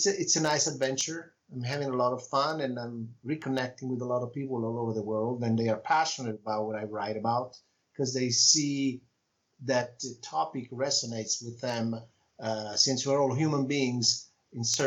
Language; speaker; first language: English; non-native, fluent; Italian